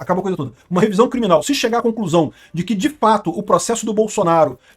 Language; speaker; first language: Portuguese; native; Portuguese